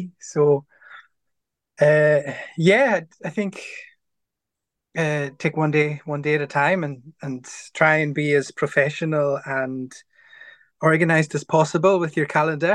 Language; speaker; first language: English; native; English